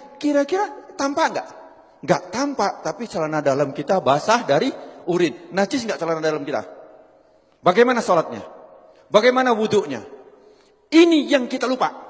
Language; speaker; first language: Indonesian; non-native, local second language; Javanese